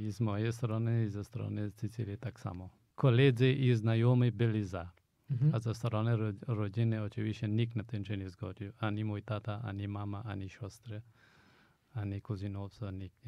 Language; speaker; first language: Polish; non-native, fluent; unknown